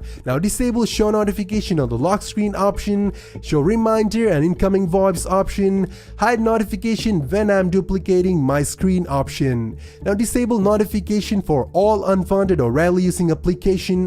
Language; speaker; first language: English; non-native, fluent; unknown